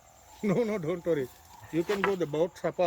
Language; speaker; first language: English; non-native, learner; Sinhala